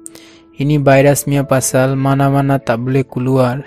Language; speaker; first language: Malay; non-native, learner; Bangla